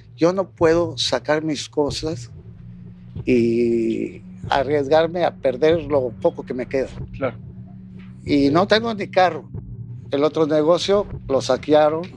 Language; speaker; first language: Spanish; native; Spanish